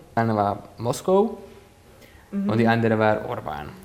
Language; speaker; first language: German; non-native, learner; Hungarian